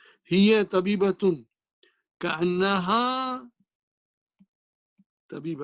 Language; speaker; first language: Arabic; non-native, fluent; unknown